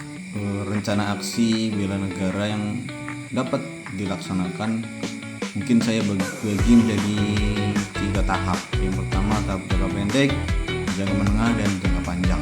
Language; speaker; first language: Indonesian; native; Indonesian